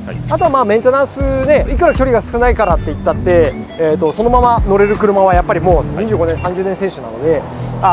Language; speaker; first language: Japanese; native; Japanese